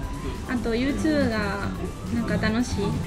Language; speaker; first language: Japanese; non-native, fluent; Spanish